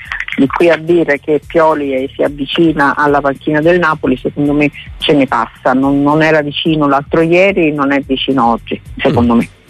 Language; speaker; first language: Italian; native; Italian